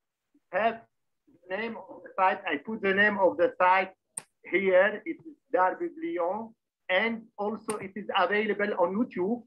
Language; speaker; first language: English; non-native, learner; Arabic